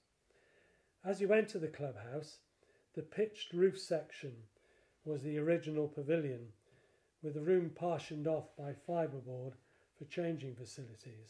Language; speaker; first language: English; native; English